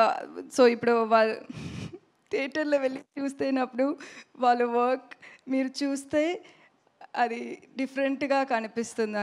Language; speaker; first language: Telugu; non-native, learner; Tamil